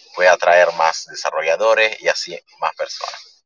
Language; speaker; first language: Spanish; early bilingual, other home language; Italian